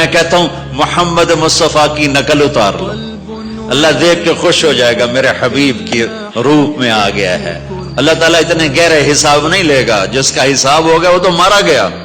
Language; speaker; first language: Urdu; non-native, local second language; Punjabi